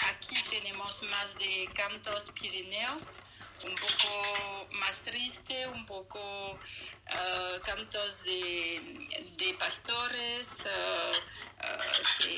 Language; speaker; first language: Spanish; non-native, fluent; French